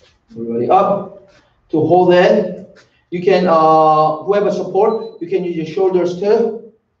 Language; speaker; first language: English; non-native, fluent; Korean